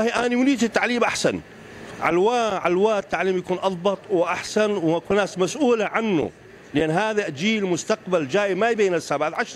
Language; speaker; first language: Arabic; native; Arabic